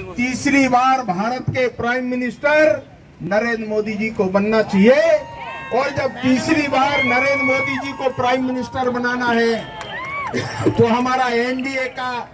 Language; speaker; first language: Hindi; native; Hindi